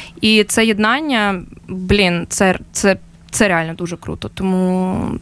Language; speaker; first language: Ukrainian; native; Ukrainian